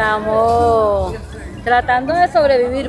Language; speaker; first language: Spanish; native; Spanish